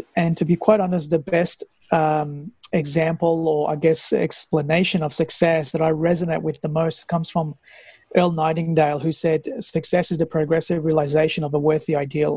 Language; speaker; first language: English; early bilingual, other home language; Persian